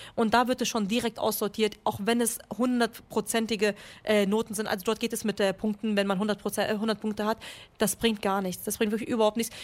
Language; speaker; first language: German; early bilingual, other home language; Kurdish